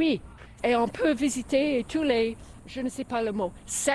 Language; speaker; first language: French; non-native, fluent; English